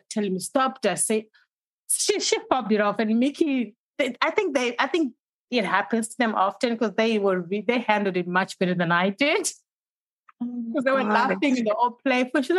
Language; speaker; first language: English; non-native, local second language; Shona